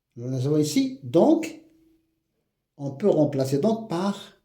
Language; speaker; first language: French; non-native, local second language; Arabic